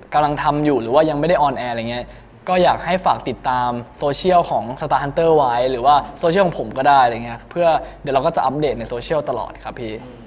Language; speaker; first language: Thai; native; Thai